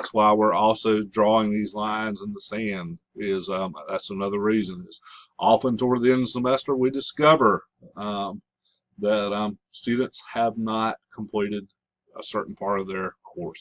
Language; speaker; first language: English; native; English